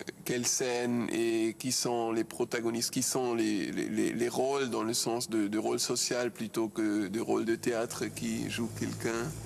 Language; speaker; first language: French; non-native, local second language; German